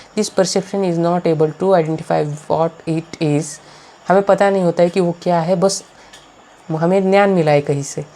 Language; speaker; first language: Hindi; non-native, local second language; Marathi